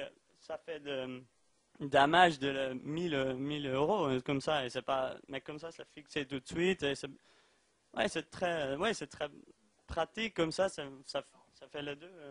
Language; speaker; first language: French; non-native, learner; Dutch